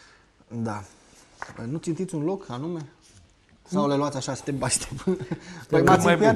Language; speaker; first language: Romanian; native; Romanian